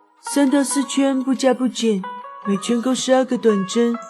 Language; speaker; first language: Chinese; native; Chinese